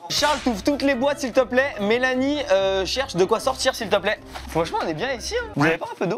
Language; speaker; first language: French; native; French